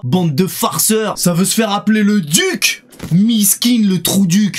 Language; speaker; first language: French; native; French